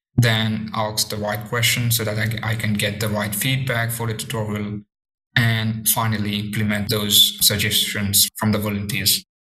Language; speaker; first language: English; non-native, fluent; Morisyen